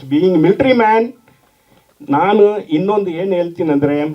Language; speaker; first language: Kannada; non-native, fluent; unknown